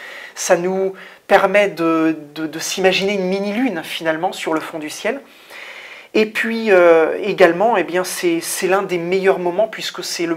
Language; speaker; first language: French; native; French